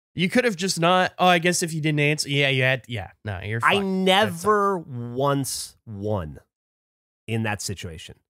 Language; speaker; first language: English; native; English